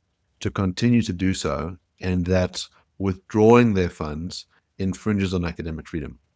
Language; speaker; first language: English; native; English